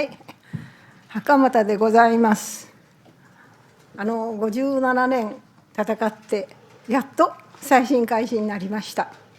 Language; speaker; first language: Japanese; native; Japanese